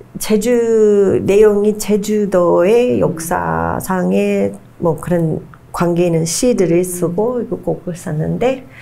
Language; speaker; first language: Korean; non-native, fluent; English